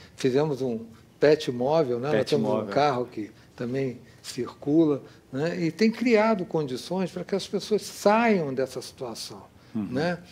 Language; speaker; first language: Portuguese; native; Portuguese